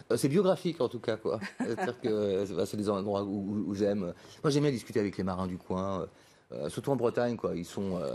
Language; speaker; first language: French; native; French